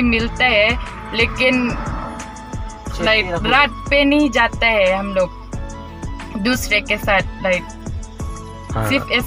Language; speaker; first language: Hindi; non-native, learner; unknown